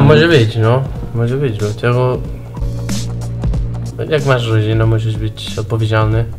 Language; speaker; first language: Polish; non-native, learner; Spanish